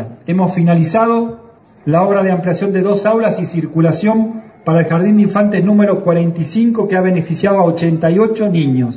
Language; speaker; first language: Spanish; native; Spanish